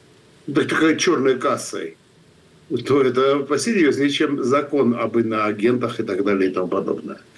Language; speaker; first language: Russian; non-native, fluent; Georgian